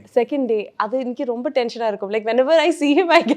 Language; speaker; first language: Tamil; non-native, learner; Malayalam